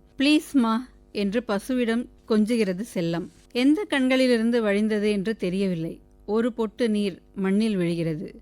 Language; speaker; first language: Tamil; native; Tamil